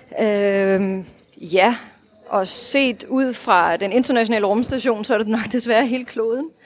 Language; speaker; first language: Danish; non-native, fluent; Russian